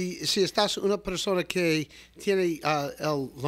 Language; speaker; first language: Spanish; non-native, learner; English